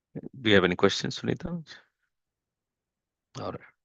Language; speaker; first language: English; non-native, fluent; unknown